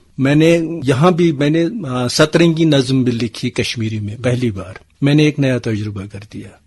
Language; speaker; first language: Urdu; non-native, local second language; Kashmiri